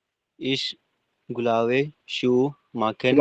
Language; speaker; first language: German; non-native, learner; Hindi